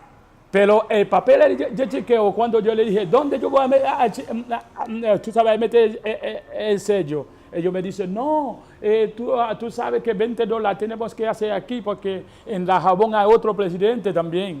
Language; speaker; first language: Spanish; non-native, learner; Haitian Creole